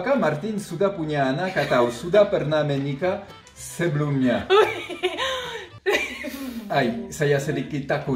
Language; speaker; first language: Indonesian; non-native, fluent; French